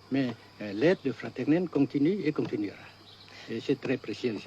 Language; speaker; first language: French; non-native, fluent; Vietnamese